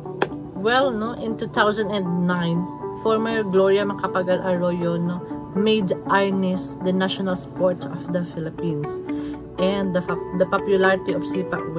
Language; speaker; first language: English; non-native, local second language; Cebuano